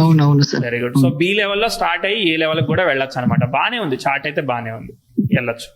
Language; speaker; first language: Telugu; native; Telugu